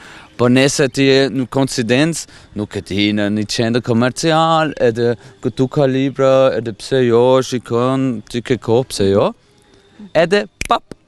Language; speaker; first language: Albanian; non-native, fluent; German